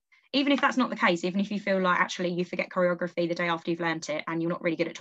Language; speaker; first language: English; native; English